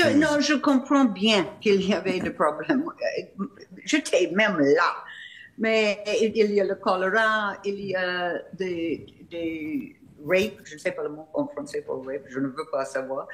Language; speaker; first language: French; non-native, fluent; English